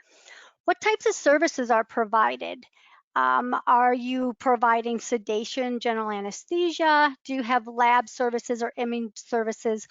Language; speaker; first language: English; native; English